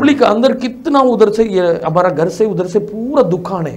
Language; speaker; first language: Hindi; non-native, local second language; Tamil